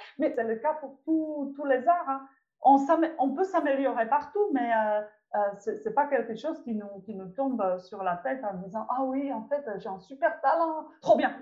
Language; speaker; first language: French; non-native, fluent; Czech